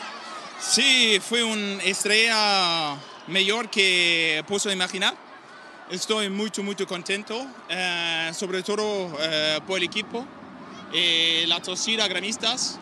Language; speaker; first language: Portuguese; non-native, learner; Danish